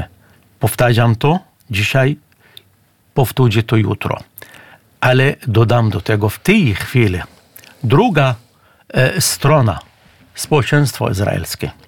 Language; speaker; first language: Polish; non-native, fluent; Arabic